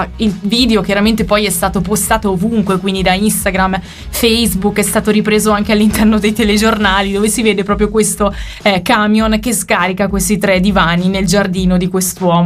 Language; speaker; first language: Italian; native; Italian